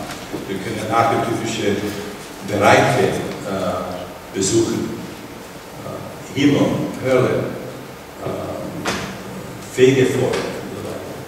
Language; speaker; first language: German; non-native, fluent; Czech